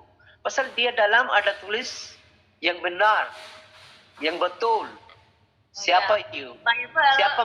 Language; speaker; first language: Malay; non-native, learner; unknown